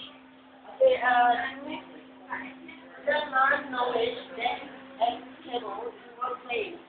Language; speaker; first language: English; non-native, learner; Indonesian